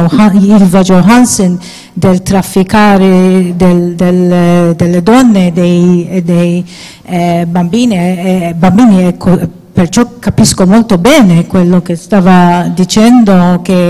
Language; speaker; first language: Italian; non-native, fluent; Maltese